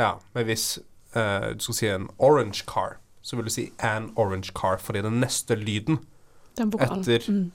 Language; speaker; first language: Norwegian; native; Norwegian